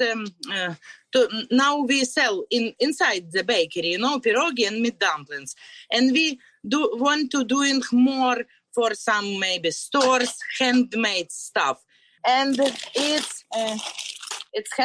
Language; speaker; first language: English; non-native, learner; Ukrainian